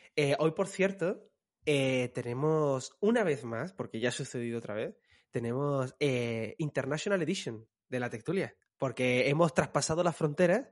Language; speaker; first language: Spanish; native; Spanish